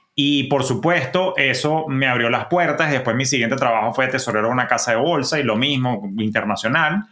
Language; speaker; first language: Spanish; native; Spanish